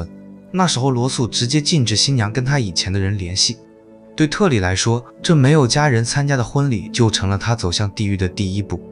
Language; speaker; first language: Chinese; native; Chinese